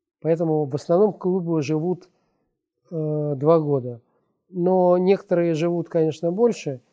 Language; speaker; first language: Russian; native; Russian